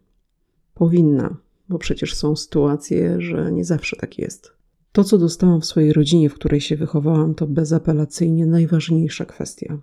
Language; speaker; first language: Polish; native; Polish